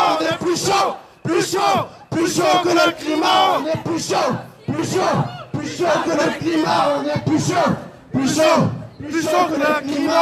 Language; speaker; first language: French; native; French